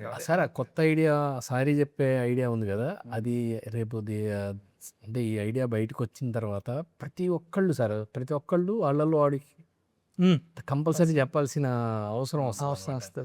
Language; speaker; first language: Telugu; native; Telugu